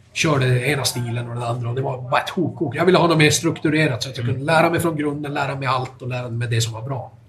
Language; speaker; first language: Swedish; native; Swedish